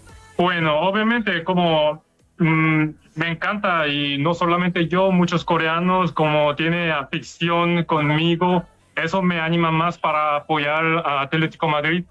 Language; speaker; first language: Spanish; non-native, learner; Korean